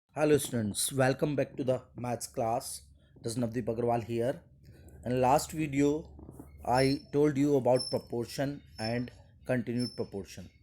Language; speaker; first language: English; non-native, local second language; Hindi